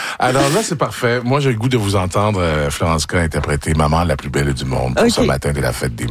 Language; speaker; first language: French; native; French